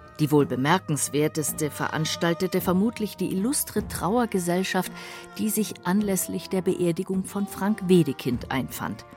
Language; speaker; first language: German; native; German